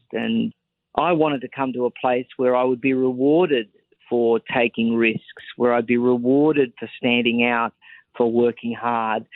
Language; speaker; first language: English; native; English